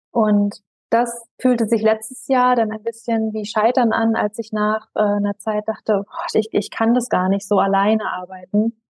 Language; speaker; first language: German; native; German